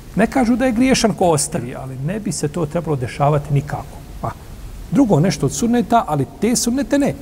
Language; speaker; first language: Bosnian; native; Bosnian